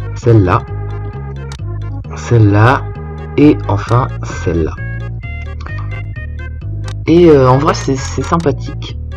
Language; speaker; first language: French; native; French